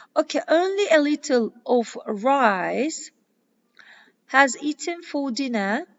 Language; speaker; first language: English; non-native, fluent; Azerbaijani